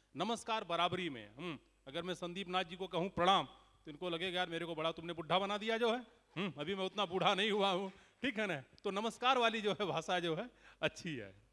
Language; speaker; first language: Hindi; native; Hindi